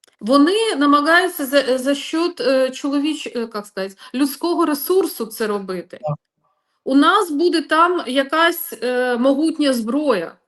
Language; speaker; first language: Ukrainian; non-native, local second language; Russian